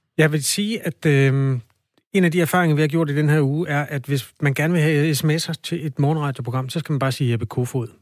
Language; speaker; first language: Danish; native; Danish